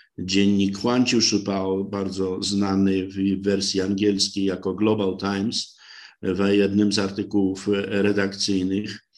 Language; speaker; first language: Polish; native; Polish